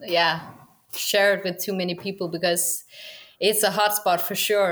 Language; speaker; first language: English; non-native, fluent; Danish